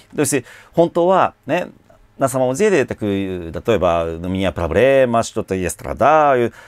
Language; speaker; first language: Russian; non-native, fluent; Japanese